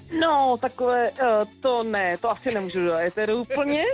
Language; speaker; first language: Czech; native; Czech